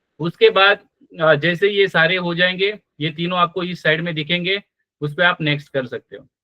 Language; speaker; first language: Hindi; non-native, local second language; Marathi